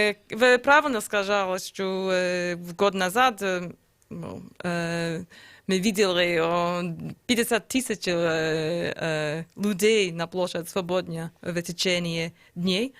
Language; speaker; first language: Russian; non-native, learner; English